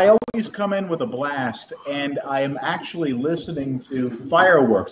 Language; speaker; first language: English; native; English